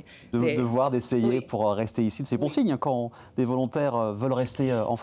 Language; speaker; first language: French; native; French